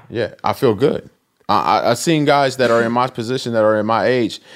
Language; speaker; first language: English; native; English